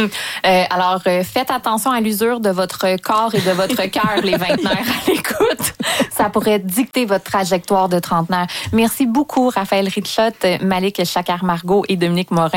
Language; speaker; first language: French; native; French